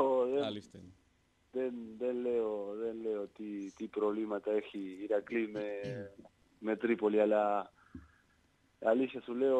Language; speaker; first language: Greek; non-native, learner; Spanish